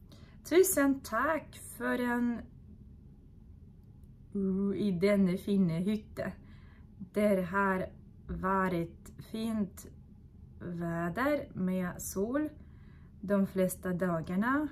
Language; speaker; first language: Swedish; non-native, fluent; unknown